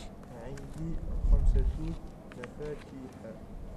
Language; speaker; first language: Arabic; non-native, learner; French